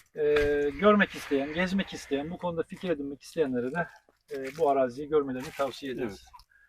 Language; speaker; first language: Turkish; native; Turkish